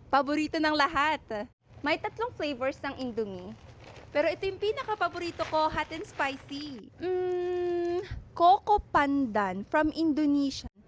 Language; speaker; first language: Filipino; native; Filipino